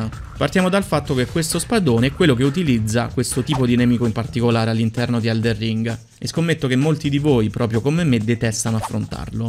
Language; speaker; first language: Italian; native; Italian